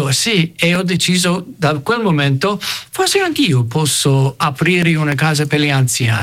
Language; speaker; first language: Italian; non-native, fluent; English